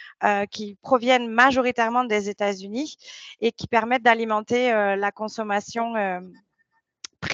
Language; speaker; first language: French; native; French